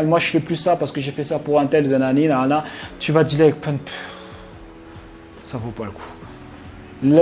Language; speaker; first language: French; native; French